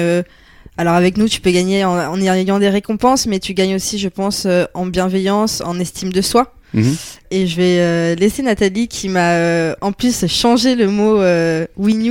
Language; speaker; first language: French; native; French